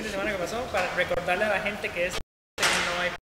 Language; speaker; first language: Spanish; native; Spanish